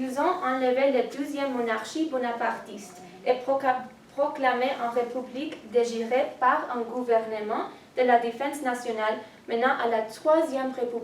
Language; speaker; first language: French; non-native, learner; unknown